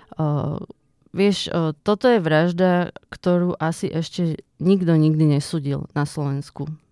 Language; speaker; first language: Slovak; native; Slovak